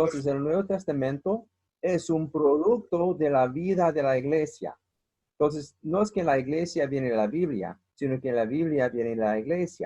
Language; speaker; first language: Spanish; non-native, fluent; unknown